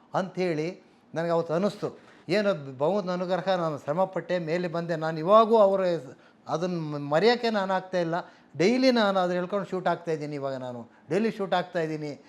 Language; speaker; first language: Kannada; native; Kannada